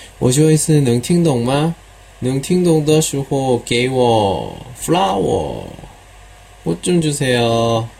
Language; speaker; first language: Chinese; non-native, learner; Korean